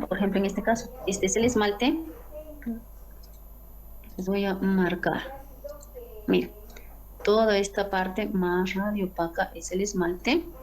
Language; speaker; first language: Spanish; native; Spanish